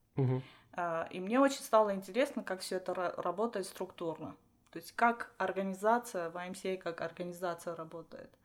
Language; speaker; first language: Russian; non-native, local second language; Armenian